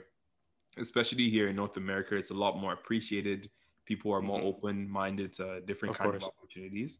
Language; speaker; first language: English; non-native, local second language; Yoruba